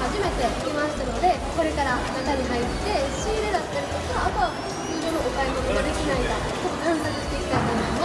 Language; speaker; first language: Japanese; native; Japanese